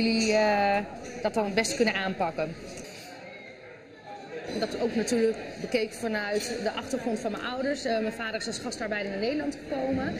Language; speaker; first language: Dutch; early bilingual, other home language; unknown